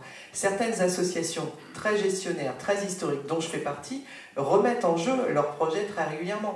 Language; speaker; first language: French; native; French